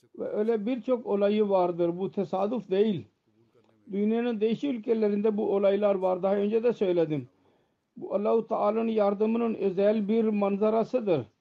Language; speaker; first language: Turkish; non-native, fluent; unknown